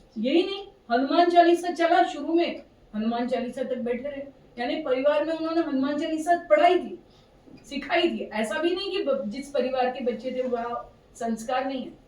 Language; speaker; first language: Hindi; non-native, local second language; Marathi